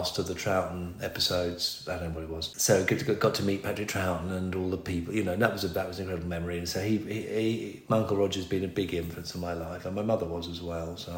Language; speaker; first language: English; native; English